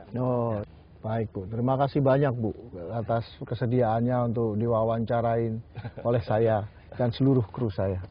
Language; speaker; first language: Indonesian; native; Indonesian